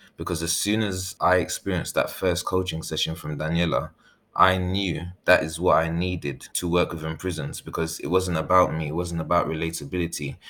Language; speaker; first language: English; native; English